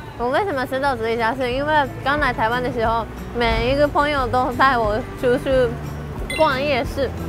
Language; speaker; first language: Chinese; non-native, fluent; Japanese